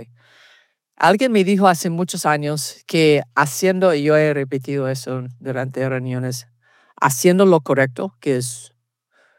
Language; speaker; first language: Spanish; early bilingual, heritage; Spanish